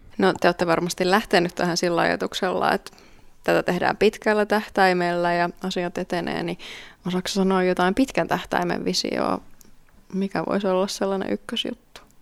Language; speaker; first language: Finnish; native; Finnish